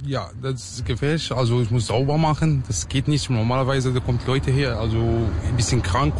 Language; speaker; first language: German; non-native, learner; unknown